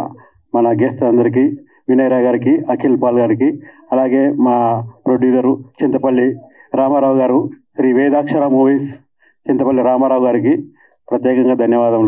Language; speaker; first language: Telugu; native; Telugu